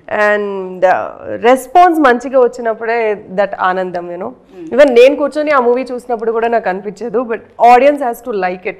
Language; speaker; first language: Telugu; early bilingual, heritage; Telugu